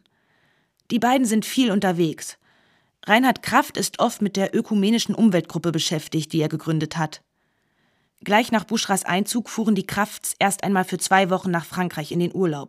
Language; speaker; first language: German; native; German